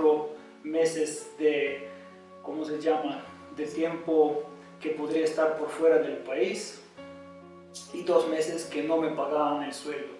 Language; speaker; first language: Spanish; non-native, fluent; Bulgarian